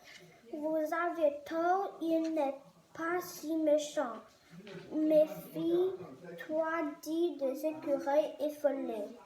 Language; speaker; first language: French; non-native, learner; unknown